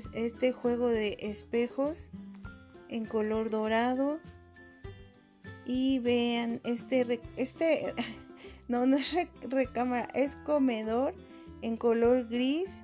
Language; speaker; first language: Spanish; native; Spanish